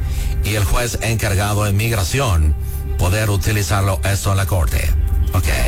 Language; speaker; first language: Spanish; non-native, learner; English